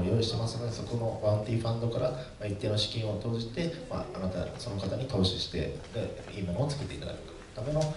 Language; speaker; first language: Japanese; native; Japanese